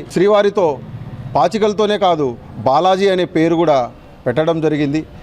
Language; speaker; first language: Telugu; non-native, local second language; Lambadi